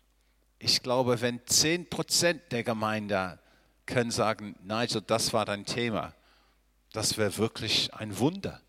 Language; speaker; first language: German; non-native, fluent; English